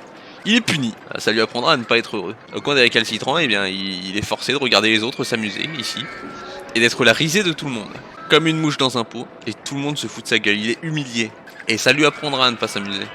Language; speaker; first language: French; native; French